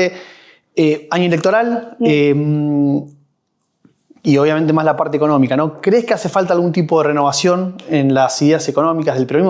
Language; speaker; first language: Spanish; native; Spanish